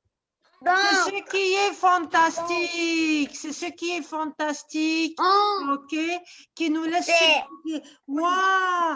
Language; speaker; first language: French; non-native, local second language; Arabic